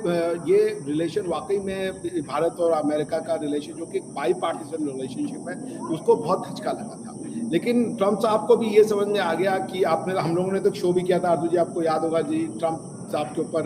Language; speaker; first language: Hindi; native; Hindi